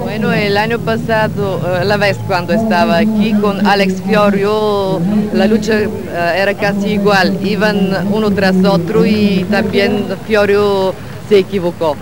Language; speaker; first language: Spanish; non-native, fluent; Bulgarian